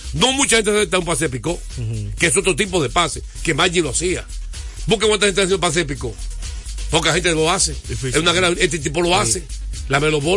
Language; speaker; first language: Spanish; native; Spanish